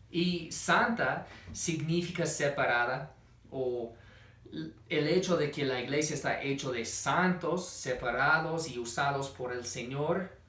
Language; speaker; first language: Spanish; non-native, fluent; English